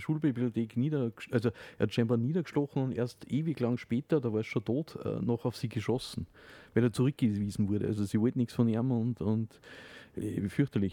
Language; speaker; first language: German; native; German